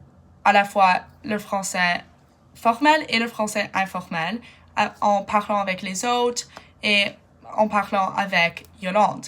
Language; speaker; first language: French; non-native, fluent; English